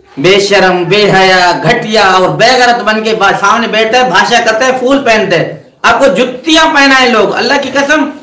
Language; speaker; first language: Urdu; non-native, local second language; Sindhi